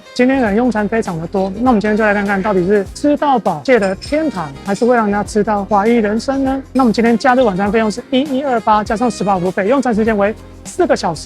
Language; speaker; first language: Chinese; native; Chinese